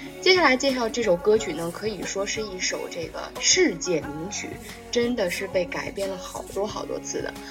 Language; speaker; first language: Chinese; native; Chinese